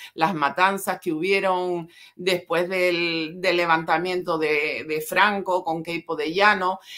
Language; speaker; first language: Spanish; native; Spanish